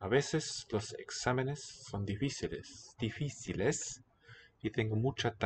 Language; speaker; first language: Spanish; non-native, learner; English